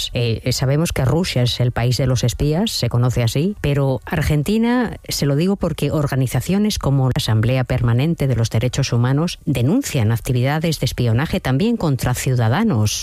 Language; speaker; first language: Spanish; native; Spanish